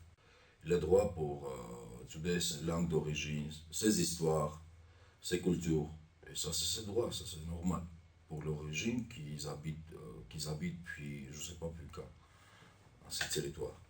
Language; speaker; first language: French; non-native, learner; Armenian